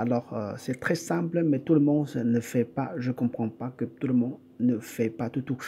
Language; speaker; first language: French; non-native, fluent; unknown